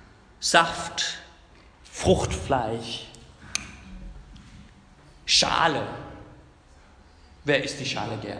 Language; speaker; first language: German; non-native, fluent; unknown